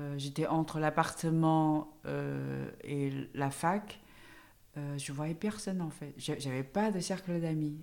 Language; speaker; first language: French; non-native, fluent; Chinese